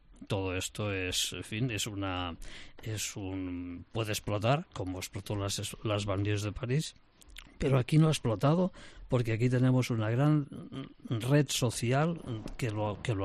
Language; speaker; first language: Spanish; non-native, local second language; Catalan